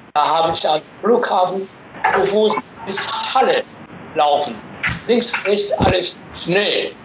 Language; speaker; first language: German; non-native, fluent; Chinese